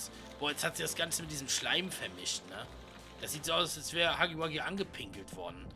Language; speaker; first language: German; native; German